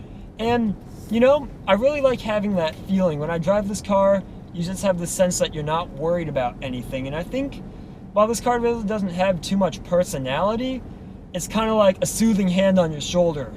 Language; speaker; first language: English; native; English